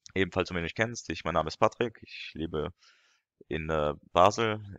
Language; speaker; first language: German; non-native, fluent; French